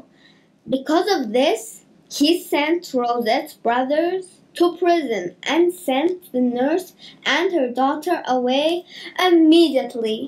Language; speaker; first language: English; native; English